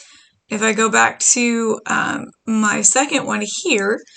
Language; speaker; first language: English; native; English